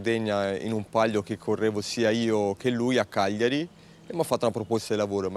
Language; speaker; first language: Italian; native; Italian